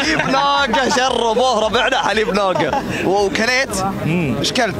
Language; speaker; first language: Arabic; native; Arabic